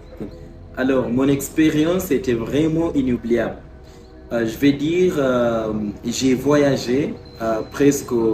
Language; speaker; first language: French; non-native, fluent; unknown